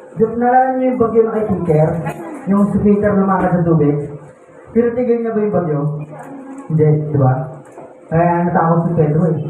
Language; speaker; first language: Filipino; native; Filipino